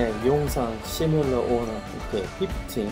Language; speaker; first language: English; non-native, learner; Korean